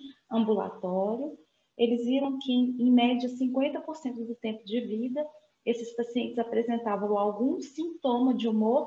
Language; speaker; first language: Portuguese; native; Portuguese